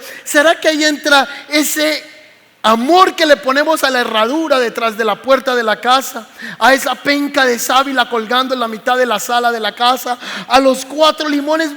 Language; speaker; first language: Spanish; native; Spanish